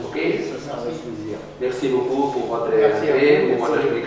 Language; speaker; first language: French; non-native, learner; Catalan